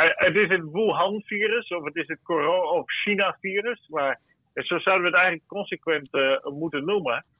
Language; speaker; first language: Dutch; native; Dutch